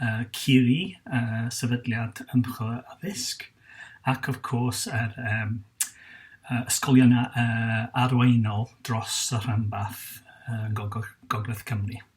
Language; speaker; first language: Welsh; non-native, local second language; English